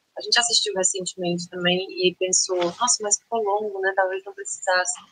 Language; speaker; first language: Portuguese; native; Portuguese